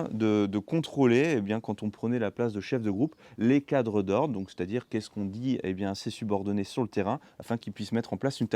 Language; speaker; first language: French; native; French